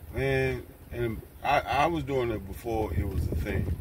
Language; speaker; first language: English; native; English